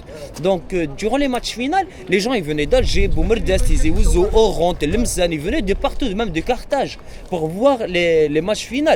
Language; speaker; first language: French; non-native, local second language; Arabic